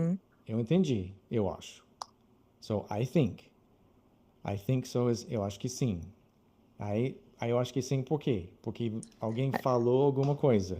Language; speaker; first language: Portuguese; non-native, fluent; English